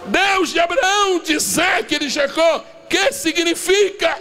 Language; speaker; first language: Portuguese; native; Portuguese